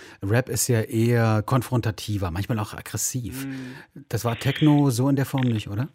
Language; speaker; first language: German; native; German